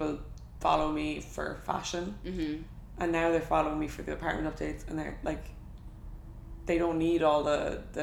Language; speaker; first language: English; native; English